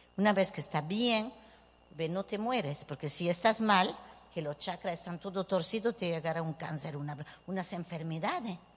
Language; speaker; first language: Spanish; early bilingual, heritage; Spanish